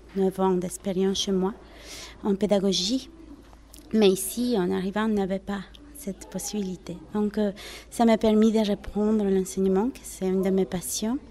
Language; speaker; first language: French; non-native, fluent; Spanish